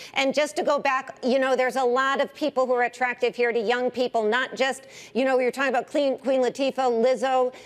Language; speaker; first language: English; native; English